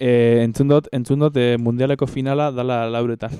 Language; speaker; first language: Basque; native; Basque